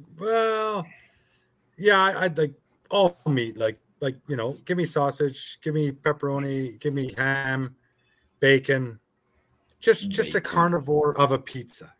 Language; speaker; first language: English; native; English